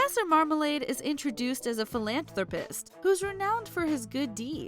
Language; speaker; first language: English; native; English